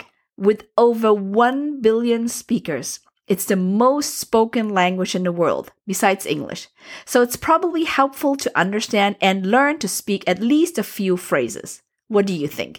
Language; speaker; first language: English; non-native, fluent; Cantonese